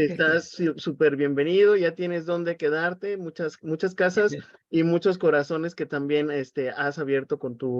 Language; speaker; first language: Spanish; native; Spanish